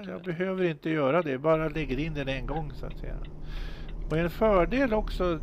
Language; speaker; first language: Swedish; native; Swedish